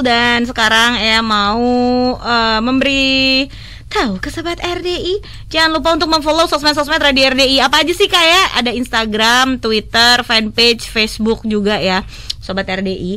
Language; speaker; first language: Indonesian; native; Indonesian